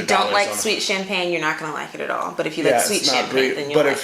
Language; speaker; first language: English; native; English